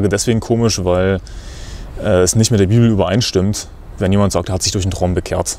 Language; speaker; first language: German; native; German